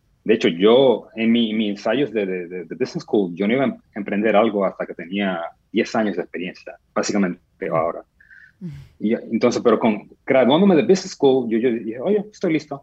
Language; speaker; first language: Spanish; native; Spanish